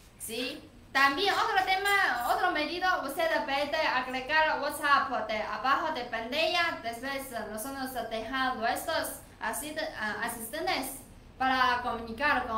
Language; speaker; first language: Spanish; non-native, learner; Chinese